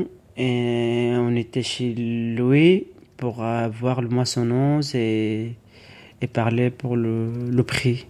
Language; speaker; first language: French; non-native, learner; Arabic